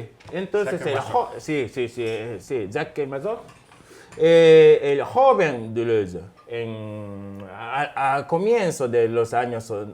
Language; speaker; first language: Spanish; non-native, fluent; Japanese